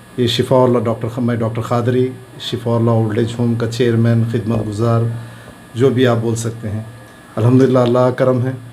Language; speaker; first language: Urdu; native; Urdu